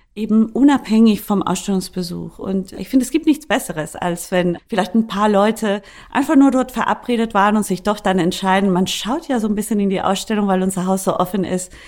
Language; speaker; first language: German; non-native, fluent; Spanish